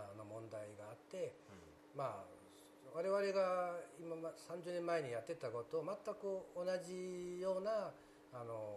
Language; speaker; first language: Japanese; non-native, fluent; Korean